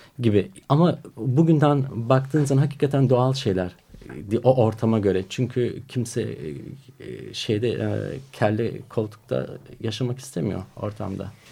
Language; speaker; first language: Turkish; early bilingual, heritage; Turkish